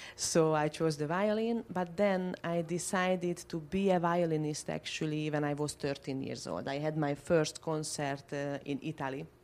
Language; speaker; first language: English; non-native, fluent; Hungarian